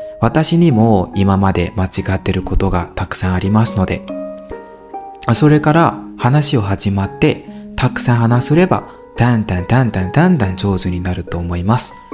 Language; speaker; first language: Japanese; non-native, learner; Burmese